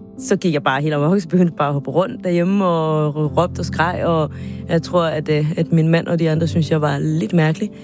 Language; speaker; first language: Danish; non-native, fluent; Spanish